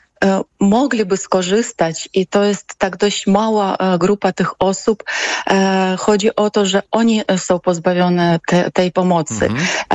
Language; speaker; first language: Polish; non-native, fluent; Ukrainian